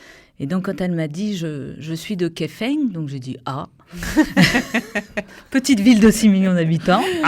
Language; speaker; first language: French; native; French